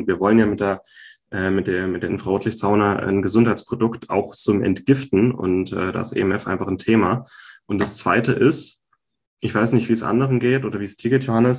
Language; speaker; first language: German; native; German